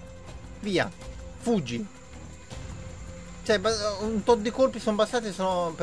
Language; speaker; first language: Italian; native; Italian